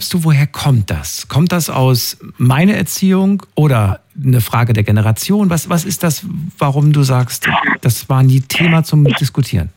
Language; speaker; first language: German; native; German